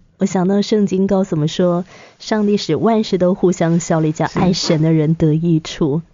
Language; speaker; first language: Chinese; native; Chinese